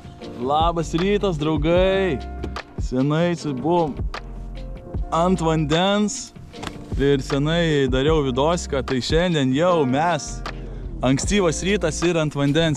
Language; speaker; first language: Lithuanian; native; Lithuanian